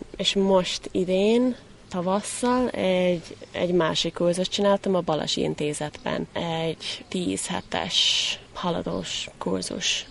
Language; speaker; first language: Hungarian; non-native, learner; English